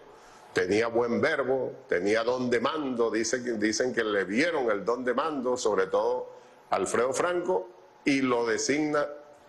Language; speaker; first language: Spanish; native; Spanish